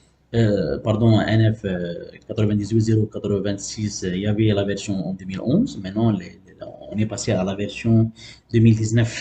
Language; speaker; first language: French; non-native, local second language; Arabic